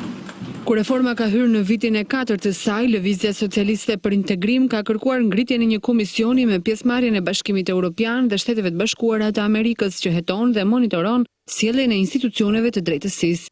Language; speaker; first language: Albanian; native; Albanian